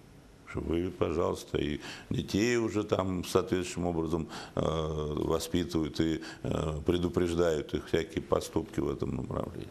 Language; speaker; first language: Russian; native; Russian